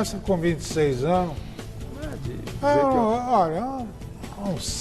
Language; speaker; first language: Portuguese; native; Portuguese